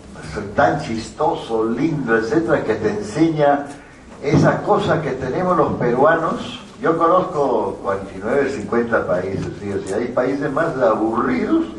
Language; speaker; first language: Spanish; native; Spanish